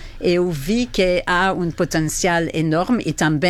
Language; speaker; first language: Portuguese; non-native, fluent; French